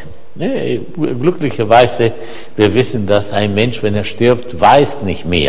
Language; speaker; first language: German; non-native, fluent; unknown